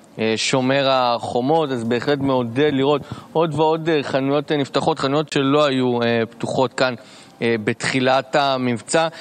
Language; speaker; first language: Hebrew; native; Hebrew